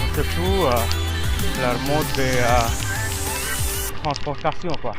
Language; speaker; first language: French; non-native, fluent; Hindi